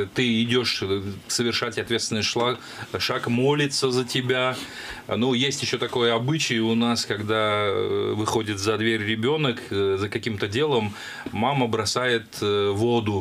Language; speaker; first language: Russian; non-native, local second language; Azerbaijani